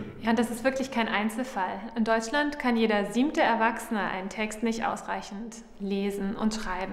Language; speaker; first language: German; native; German